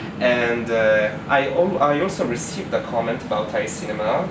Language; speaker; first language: English; non-native, fluent; Italian